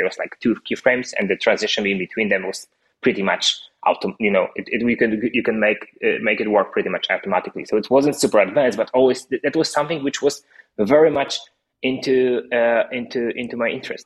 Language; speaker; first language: English; non-native, fluent; Polish